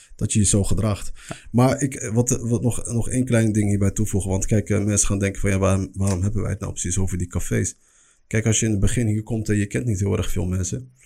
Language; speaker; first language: Dutch; early bilingual, other home language; Arabic